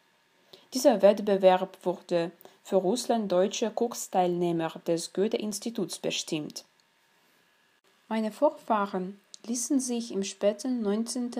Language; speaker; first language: German; non-native, fluent; Russian